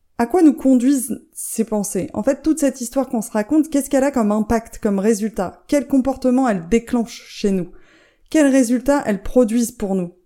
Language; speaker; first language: French; native; French